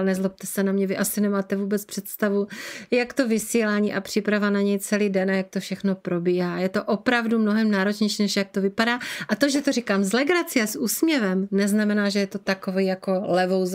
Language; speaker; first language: Czech; native; Czech